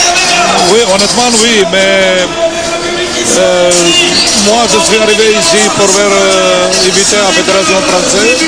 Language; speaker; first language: French; non-native, fluent; Serbian